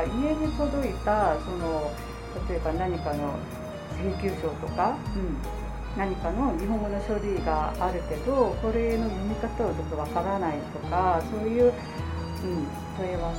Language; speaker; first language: Japanese; non-native, fluent; Korean